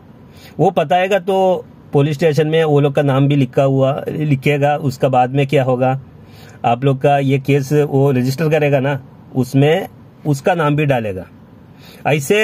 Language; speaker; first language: Hindi; non-native, local second language; Malayalam